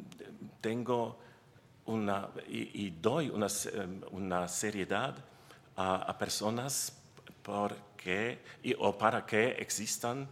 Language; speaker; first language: Spanish; non-native, learner; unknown